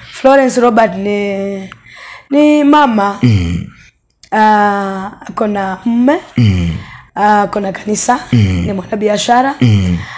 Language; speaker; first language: Swahili; non-native, local second language; Luo (Kenya and Tanzania)